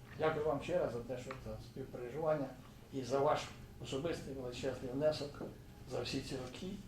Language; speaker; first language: Ukrainian; native; Ukrainian